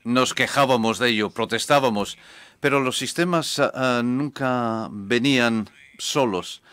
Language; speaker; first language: Spanish; non-native, fluent; English